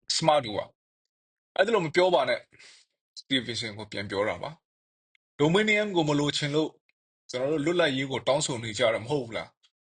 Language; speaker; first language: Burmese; non-native, local second language; Kachin